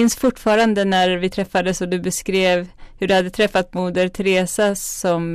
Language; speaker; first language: Swedish; native; Swedish